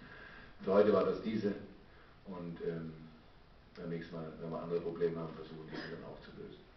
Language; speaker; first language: German; native; German